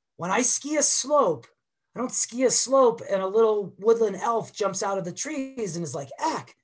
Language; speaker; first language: English; native; English